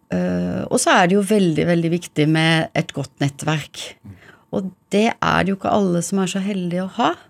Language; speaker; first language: Norwegian; early bilingual, heritage; English